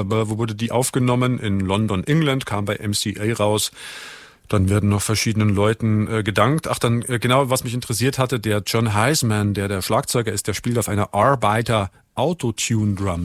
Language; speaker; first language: German; native; German